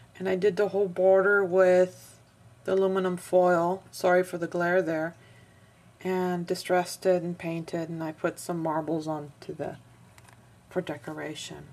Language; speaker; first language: English; non-native, fluent; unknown